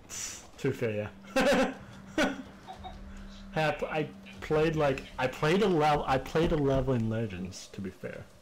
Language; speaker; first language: English; native; English